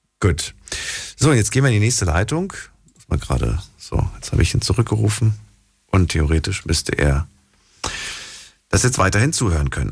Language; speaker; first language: German; native; German